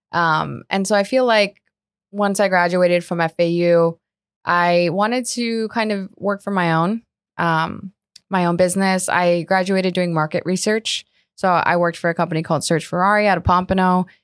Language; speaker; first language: English; early bilingual, other home language; Spanish